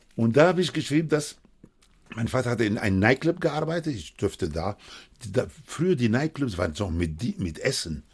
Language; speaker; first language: German; non-native, fluent; Spanish